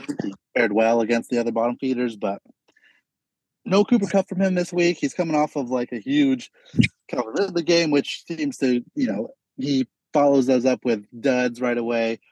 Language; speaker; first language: English; native; English